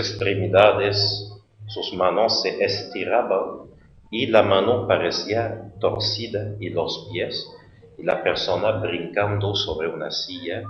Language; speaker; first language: Spanish; non-native, fluent; French